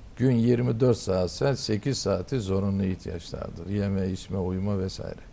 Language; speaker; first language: Turkish; native; Turkish